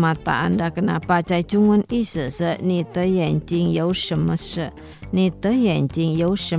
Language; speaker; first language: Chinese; non-native, learner; Indonesian